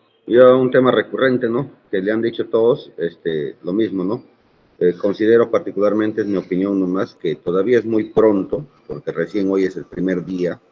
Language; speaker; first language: Spanish; native; Spanish